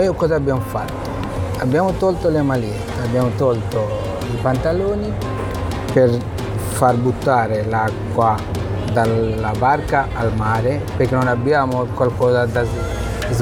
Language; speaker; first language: Italian; non-native, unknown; Bangla